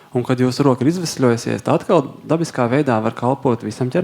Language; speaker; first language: Latvian; native; Latvian